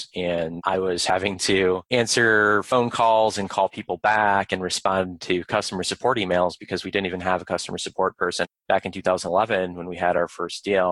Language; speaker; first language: English; native; English